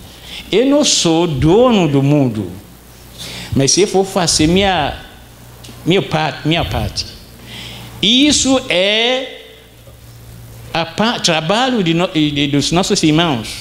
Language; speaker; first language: Portuguese; non-native, fluent; Arabic